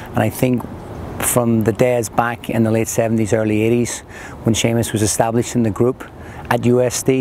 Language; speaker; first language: English; native; English